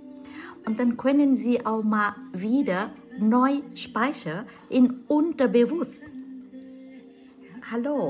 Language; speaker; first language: German; non-native, fluent; Vietnamese